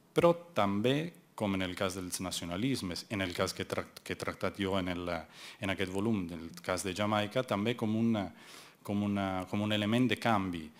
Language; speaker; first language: Catalan; non-native, fluent; Italian